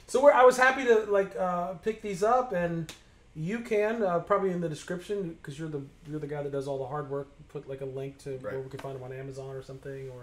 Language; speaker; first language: English; native; English